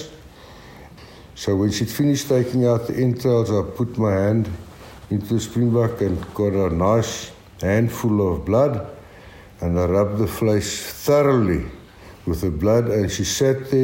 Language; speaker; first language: English; native; English